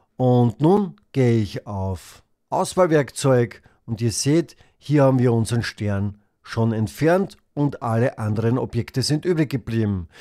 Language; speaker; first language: German; native; German